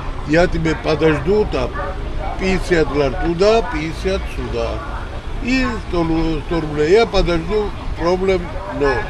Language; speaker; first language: Russian; non-native, learner; Georgian